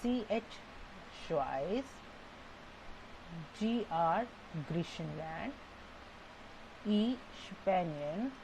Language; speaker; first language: German; non-native, fluent; Hindi